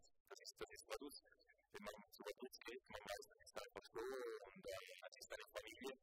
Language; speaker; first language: German; non-native, local second language; Italian